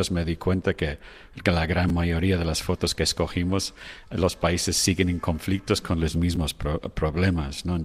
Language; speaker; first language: Spanish; non-native, fluent; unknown